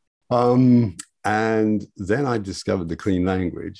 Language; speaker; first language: English; native; English